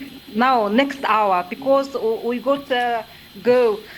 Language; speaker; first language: English; non-native, learner; Kazakh